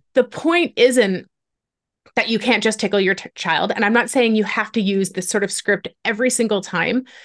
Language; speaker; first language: English; native; English